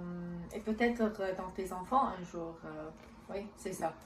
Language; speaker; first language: French; non-native, local second language; Arabic